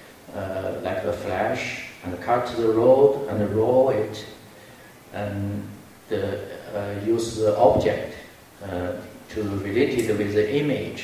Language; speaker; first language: English; non-native, fluent; Chinese